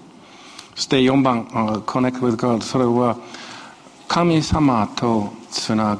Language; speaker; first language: Japanese; non-native, fluent; Chinese